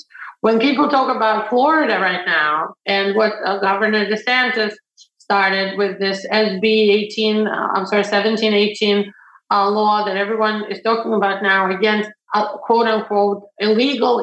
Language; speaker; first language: English; early bilingual, other home language; Ukrainian